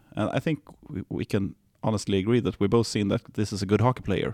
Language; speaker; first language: English; non-native, fluent; Swedish